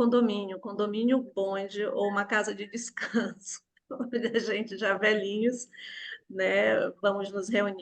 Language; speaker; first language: Portuguese; native; Portuguese